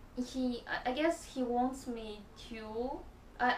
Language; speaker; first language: English; non-native, learner; Chinese